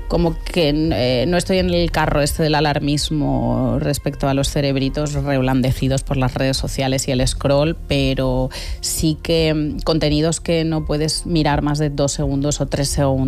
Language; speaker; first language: Spanish; native; Spanish